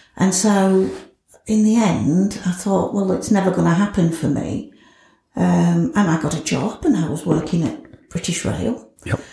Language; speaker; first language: English; native; English